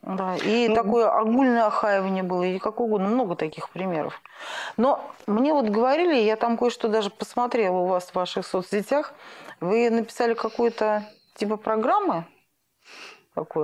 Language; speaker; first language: Russian; native; Russian